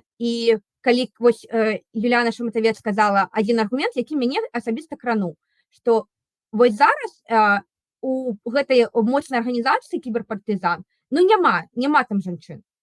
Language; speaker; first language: Belarusian; non-native, local second language; Russian